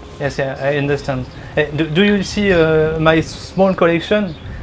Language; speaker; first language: English; non-native, learner; French